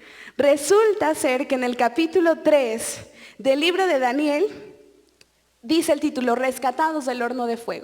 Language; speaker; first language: Spanish; native; Spanish